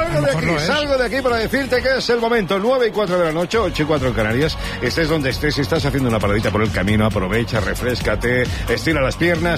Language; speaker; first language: Spanish; native; Spanish